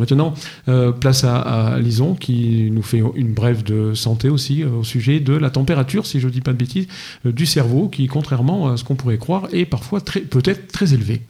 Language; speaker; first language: French; native; French